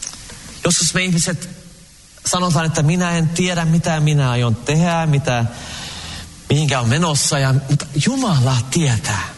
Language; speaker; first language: Finnish; early bilingual, heritage; Finnish